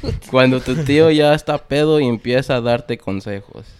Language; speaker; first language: Spanish; early bilingual, heritage; Spanish